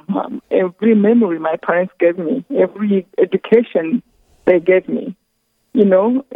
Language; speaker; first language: English; non-native, local second language; Kinyarwanda